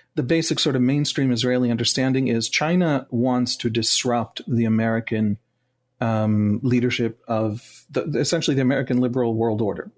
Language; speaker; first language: English; non-native, fluent; Hebrew